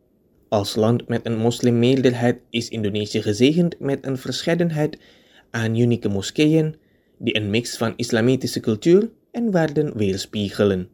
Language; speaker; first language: Dutch; non-native, fluent; Indonesian